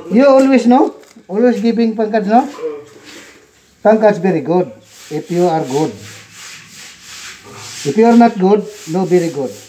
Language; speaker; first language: English; non-native, learner; Filipino